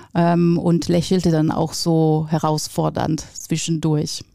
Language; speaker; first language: German; non-native, fluent; Italian